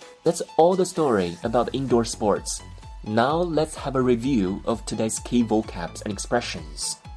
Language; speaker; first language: English; non-native, fluent; Chinese